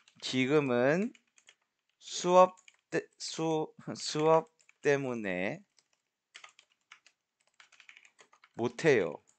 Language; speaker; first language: Korean; non-native, fluent; Spanish